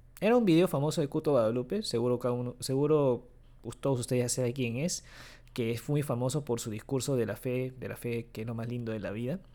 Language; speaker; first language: Spanish; early bilingual, other home language; Japanese